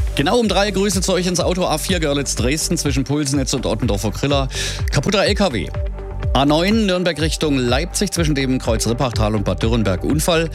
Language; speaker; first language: German; native; German